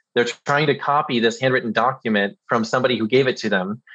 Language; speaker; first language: English; early bilingual, other home language; German